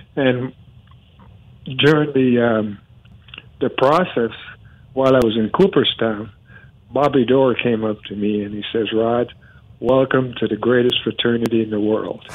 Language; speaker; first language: English; non-native, fluent; Spanish